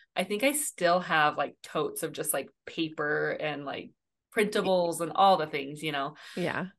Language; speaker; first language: English; native; English